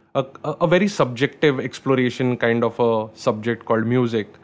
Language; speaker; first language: English; non-native, local second language; Marathi